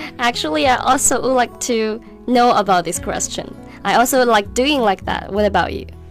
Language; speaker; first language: English; non-native, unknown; Chinese